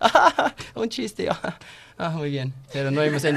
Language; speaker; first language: Spanish; non-native, learner; German